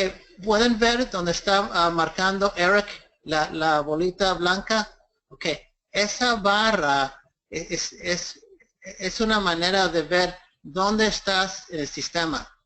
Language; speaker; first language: Spanish; early bilingual, heritage; English